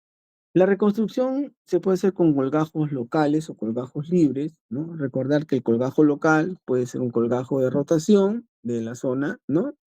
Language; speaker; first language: Spanish; native; Spanish